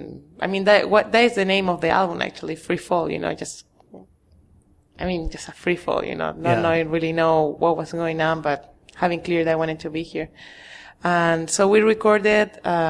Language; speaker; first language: English; non-native, fluent; Spanish